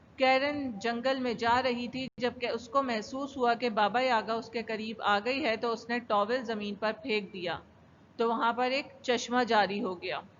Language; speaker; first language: Urdu; native; Urdu